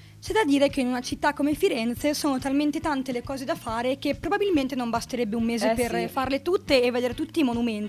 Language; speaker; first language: Italian; native; Italian